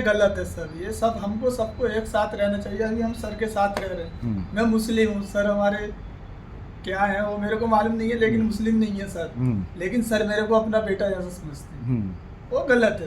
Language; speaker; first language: Hindi; native; Hindi